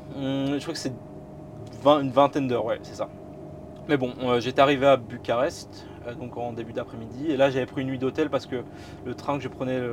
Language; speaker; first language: French; native; French